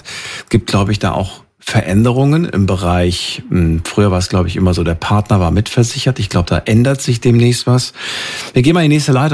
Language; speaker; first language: German; native; German